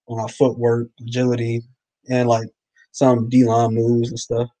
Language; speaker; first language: English; native; English